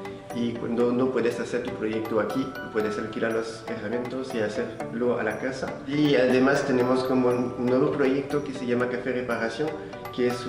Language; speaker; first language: Spanish; non-native, fluent; French